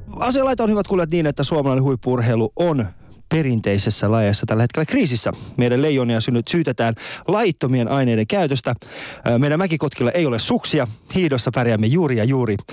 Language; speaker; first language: Finnish; early bilingual, other home language; Persian